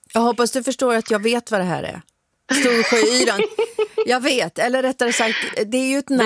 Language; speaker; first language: Swedish; native; Swedish